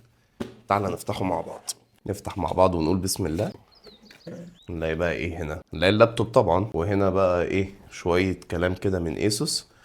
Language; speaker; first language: Arabic; native; Arabic